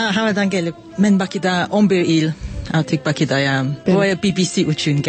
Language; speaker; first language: Turkish; non-native, learner; English